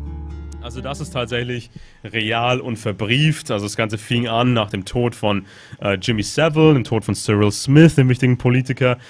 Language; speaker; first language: German; native; German